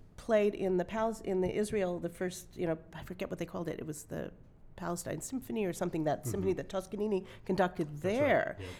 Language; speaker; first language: English; native; English